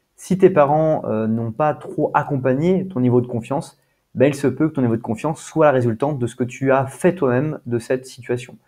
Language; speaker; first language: French; native; French